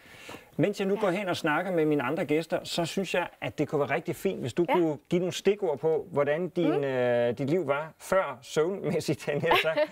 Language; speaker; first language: Danish; native; Danish